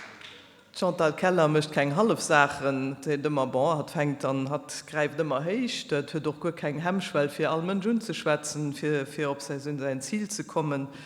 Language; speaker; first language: German; non-native, local second language; Luxembourgish